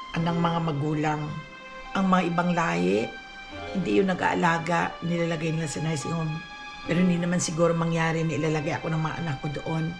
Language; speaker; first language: Filipino; non-native, local second language; Cebuano